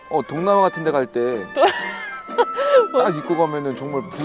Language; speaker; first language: Korean; native; Korean